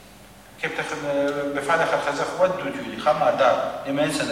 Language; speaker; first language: Dutch; non-native, fluent; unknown